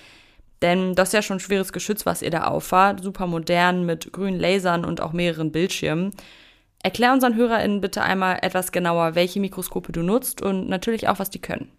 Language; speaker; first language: German; native; German